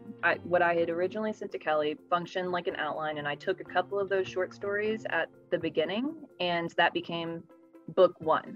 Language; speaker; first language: English; native; English